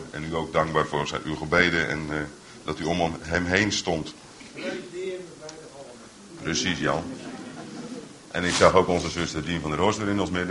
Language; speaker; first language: Dutch; native; Dutch